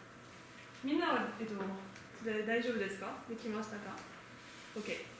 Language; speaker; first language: Japanese; non-native, learner; French